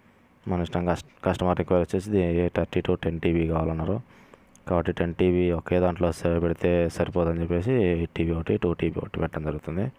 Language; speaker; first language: Telugu; native; Telugu